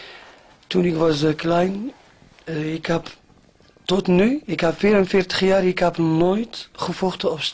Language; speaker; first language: Dutch; non-native, learner; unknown